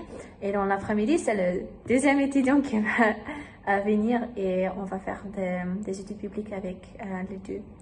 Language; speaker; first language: French; non-native, learner; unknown